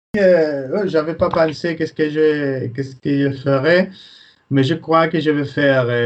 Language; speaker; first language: French; non-native, learner; Spanish